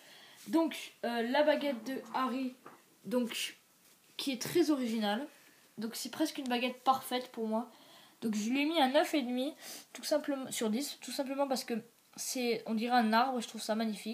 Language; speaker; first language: French; native; French